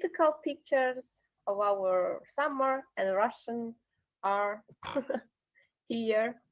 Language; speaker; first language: English; non-native, learner; Yakut